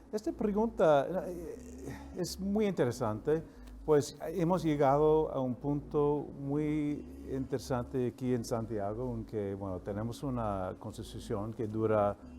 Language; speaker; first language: Spanish; non-native, fluent; English